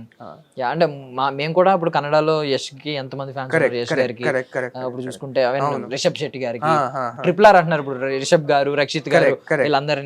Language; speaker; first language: Telugu; native; Telugu